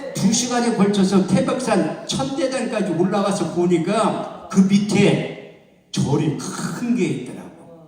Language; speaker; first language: Korean; native; Korean